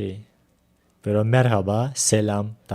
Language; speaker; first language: Spanish; non-native, learner; Turkish